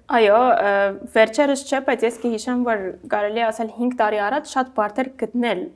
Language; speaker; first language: Armenian; native; Armenian